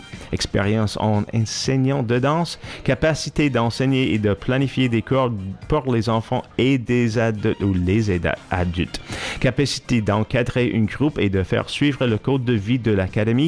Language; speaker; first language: French; non-native, fluent; English